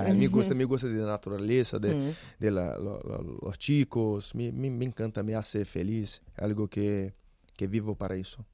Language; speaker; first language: Spanish; non-native, learner; Portuguese